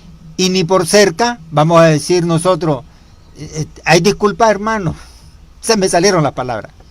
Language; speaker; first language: Spanish; native; Spanish